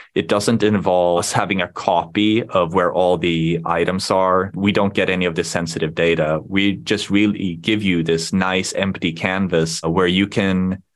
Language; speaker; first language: English; non-native, fluent; Swedish